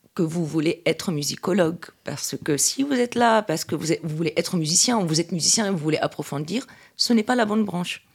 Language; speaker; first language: French; non-native, local second language; Arabic